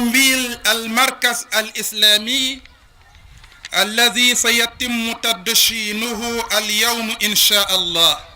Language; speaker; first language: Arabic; non-native, fluent; Wolof